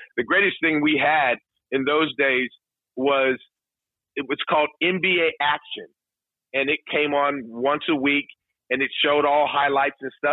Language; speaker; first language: English; native; English